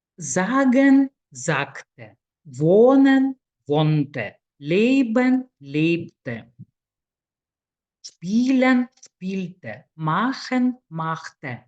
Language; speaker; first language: German; non-native, fluent; Lithuanian